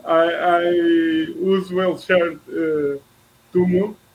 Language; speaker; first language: English; non-native, learner; Portuguese